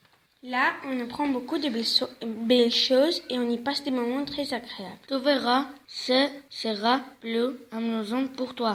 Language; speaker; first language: French; non-native, learner; Greek